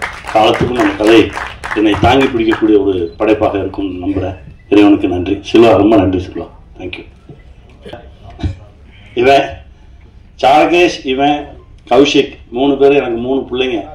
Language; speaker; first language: Tamil; native; Tamil